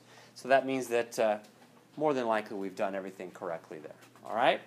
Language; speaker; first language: English; native; English